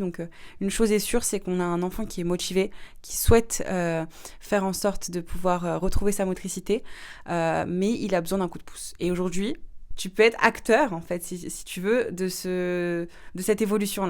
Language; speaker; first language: French; native; French